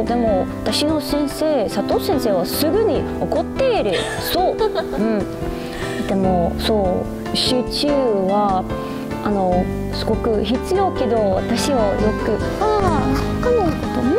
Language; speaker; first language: Japanese; non-native, learner; English